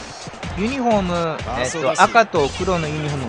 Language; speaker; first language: Japanese; native; Japanese